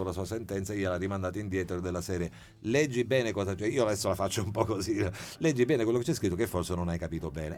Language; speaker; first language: Italian; native; Italian